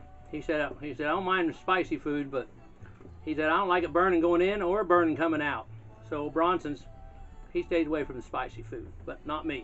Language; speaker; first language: English; native; English